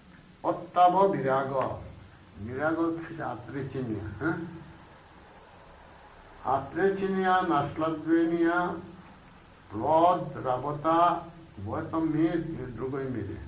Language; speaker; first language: Russian; non-native, learner; Bangla